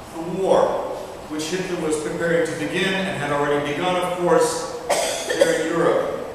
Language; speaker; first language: English; early bilingual, other home language; Russian